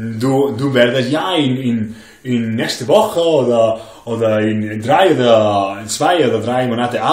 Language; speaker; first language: German; non-native, learner; English